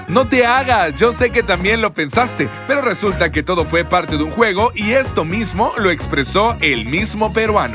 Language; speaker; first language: Spanish; native; Spanish